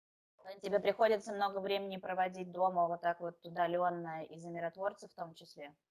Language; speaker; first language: Russian; native; Russian